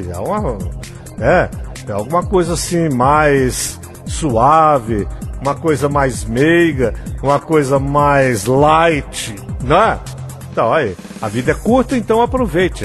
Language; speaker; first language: Portuguese; native; Portuguese